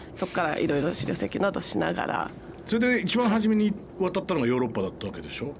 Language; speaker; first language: Japanese; native; Japanese